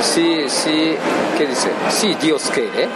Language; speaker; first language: Spanish; non-native, learner; Japanese